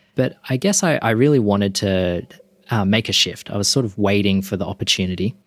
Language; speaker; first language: English; native; English